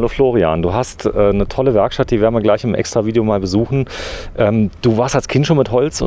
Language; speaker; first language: German; native; German